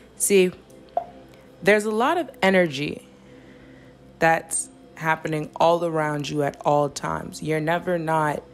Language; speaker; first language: English; native; English